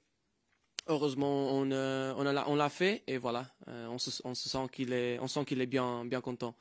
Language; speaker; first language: French; non-native, fluent; Portuguese